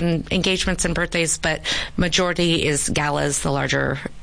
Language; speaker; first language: English; native; English